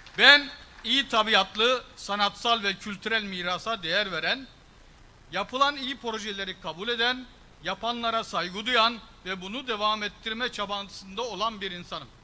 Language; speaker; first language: Turkish; early bilingual, heritage; Turkish